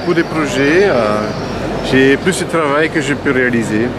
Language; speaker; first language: French; non-native, local second language; Dutch